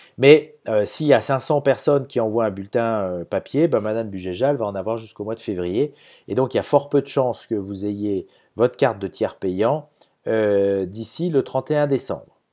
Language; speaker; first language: French; native; French